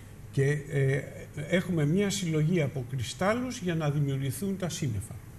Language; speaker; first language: Greek; native; Greek